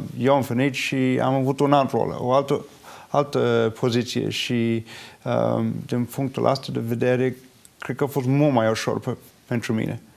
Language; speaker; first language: Romanian; non-native, fluent; English